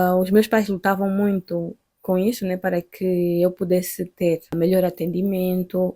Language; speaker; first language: Portuguese; native; Portuguese